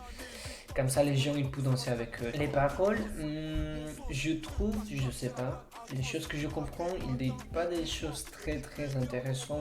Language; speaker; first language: French; non-native, fluent; Spanish